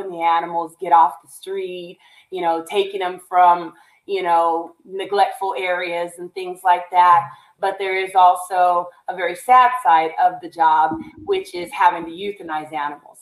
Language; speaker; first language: English; native; English